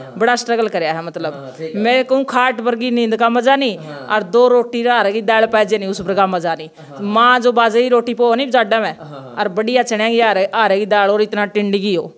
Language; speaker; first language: Hindi; native; Hindi